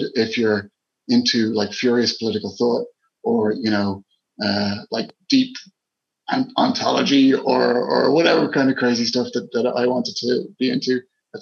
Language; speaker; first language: English; native; English